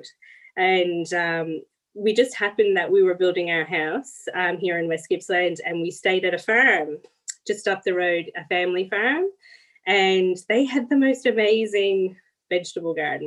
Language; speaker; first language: English; native; English